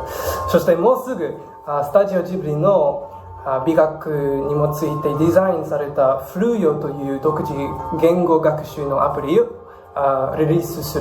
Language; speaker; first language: Japanese; non-native, learner; English